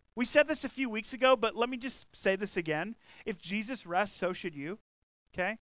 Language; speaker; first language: English; native; English